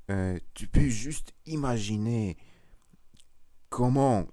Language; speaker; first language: French; non-native, learner; Russian